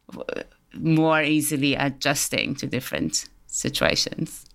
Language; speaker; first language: English; early bilingual, other home language; Persian